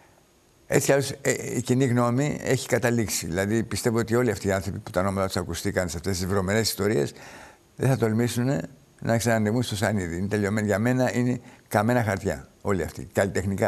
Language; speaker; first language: Greek; native; Greek